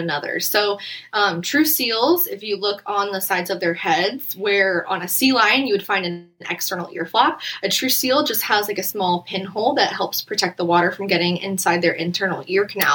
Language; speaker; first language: English; native; English